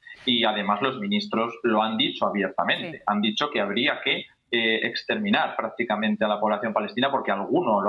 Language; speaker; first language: Spanish; native; Spanish